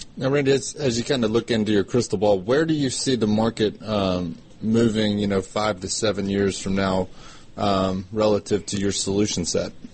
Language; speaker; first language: English; native; English